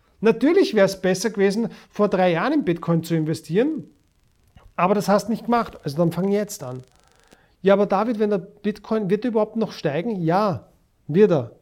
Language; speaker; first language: German; native; German